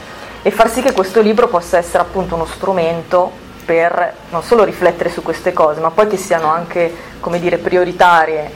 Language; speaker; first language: Italian; native; Italian